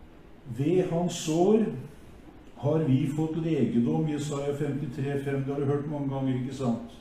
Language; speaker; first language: Norwegian; native; Norwegian